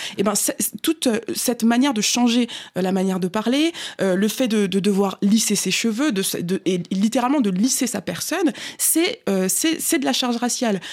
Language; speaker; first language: French; early bilingual, other home language; Lingala